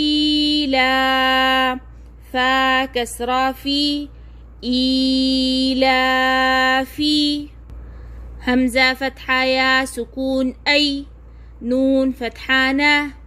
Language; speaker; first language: Arabic; non-native, fluent; Oromo